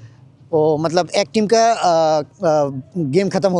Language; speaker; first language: Hindi; non-native, fluent; Bangla